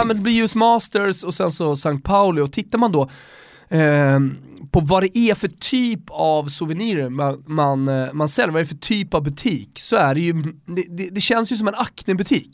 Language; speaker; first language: Swedish; native; Swedish